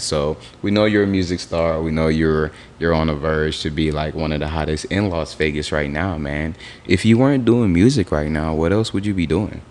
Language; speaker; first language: English; native; English